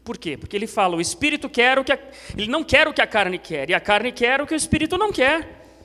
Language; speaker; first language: Portuguese; native; Portuguese